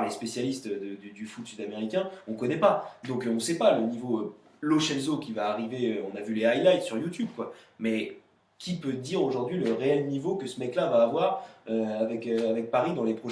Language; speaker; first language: French; native; French